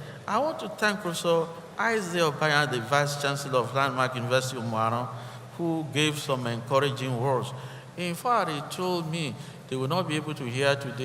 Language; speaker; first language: English; non-native, local second language; Yoruba